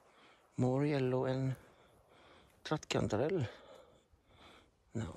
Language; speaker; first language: English; non-native, learner; Swedish